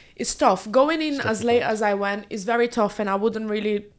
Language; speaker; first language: English; early bilingual, other home language; Portuguese